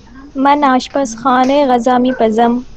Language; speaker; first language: Persian; non-native, learner; Urdu